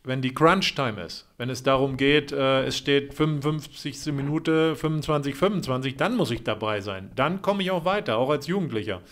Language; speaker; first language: German; native; German